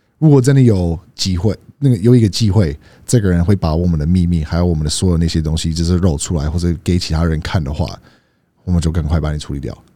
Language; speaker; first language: Chinese; early bilingual, heritage; Chinese